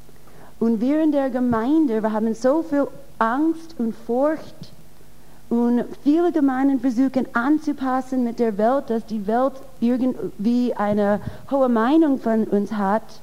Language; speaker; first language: German; non-native, fluent; English